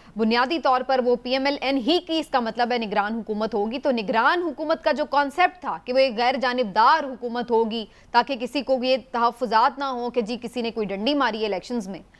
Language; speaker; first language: Urdu; native; Urdu